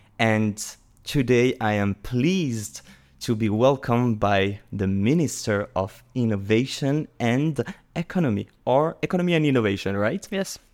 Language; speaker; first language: English; non-native, fluent; French